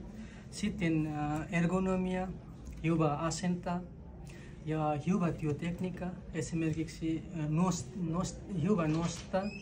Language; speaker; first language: Finnish; non-native, learner; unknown